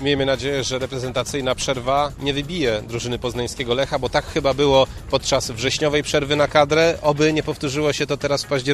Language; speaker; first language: Polish; native; Polish